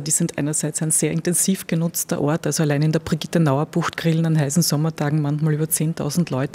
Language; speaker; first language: German; native; German